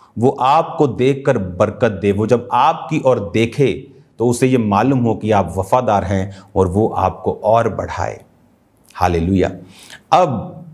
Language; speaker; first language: Hindi; non-native, local second language; Punjabi